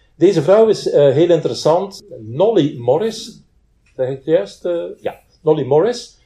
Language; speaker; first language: Dutch; native; Dutch